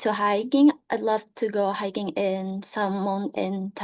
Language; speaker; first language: English; non-native, learner; Indonesian